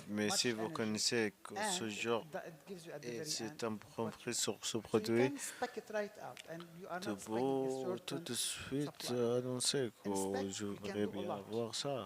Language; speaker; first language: French; non-native, learner; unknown